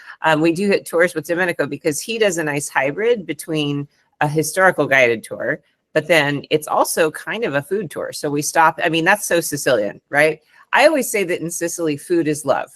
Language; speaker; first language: English; non-native, fluent; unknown